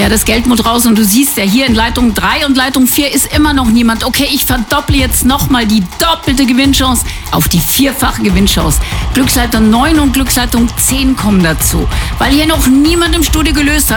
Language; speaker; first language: German; native; German